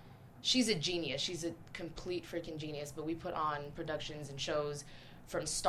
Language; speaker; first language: English; native; English